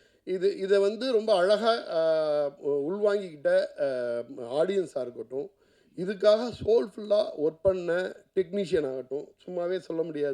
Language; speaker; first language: Tamil; native; Tamil